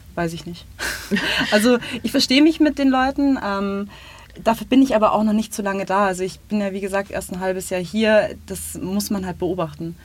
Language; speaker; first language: German; native; German